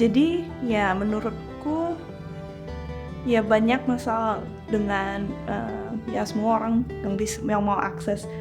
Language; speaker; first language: Indonesian; early bilingual, heritage; English